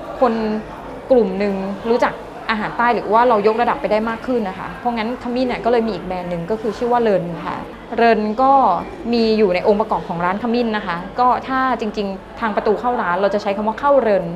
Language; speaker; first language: Thai; native; Thai